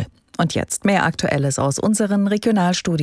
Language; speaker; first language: German; native; German